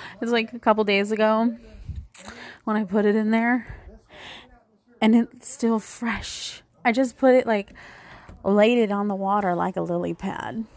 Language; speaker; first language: English; native; English